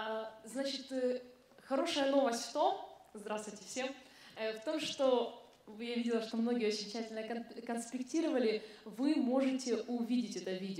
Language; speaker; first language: Russian; native; Russian